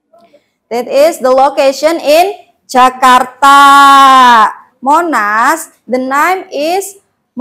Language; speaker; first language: English; non-native, learner; Indonesian